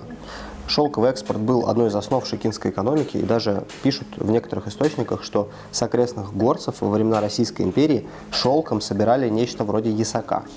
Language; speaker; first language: Russian; native; Russian